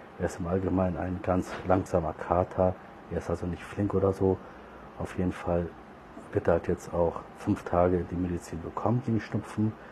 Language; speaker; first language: German; early bilingual, other home language; Turkish